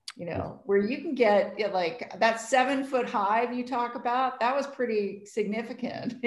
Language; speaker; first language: English; native; English